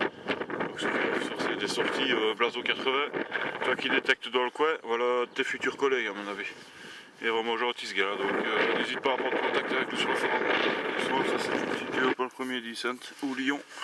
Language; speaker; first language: French; native; French